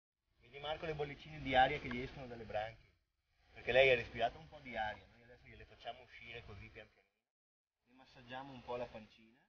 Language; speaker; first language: Italian; native; Italian